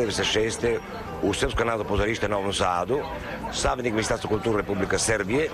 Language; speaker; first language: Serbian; non-native, learner; Italian